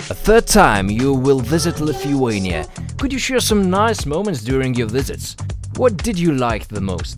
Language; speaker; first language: English; non-native, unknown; Lithuanian